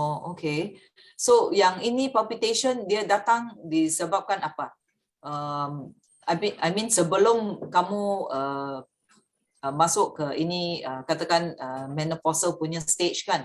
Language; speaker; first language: Malay; native; Malay